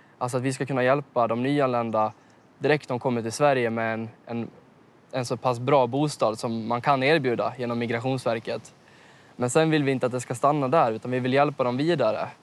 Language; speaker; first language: Swedish; native; Swedish